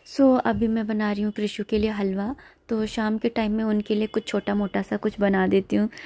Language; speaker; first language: Hindi; native; Hindi